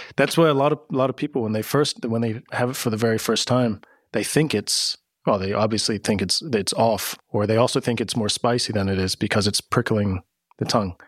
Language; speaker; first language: English; native; English